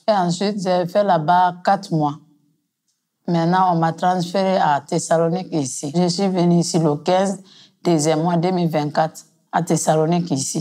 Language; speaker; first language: French; non-native, local second language; Mandingo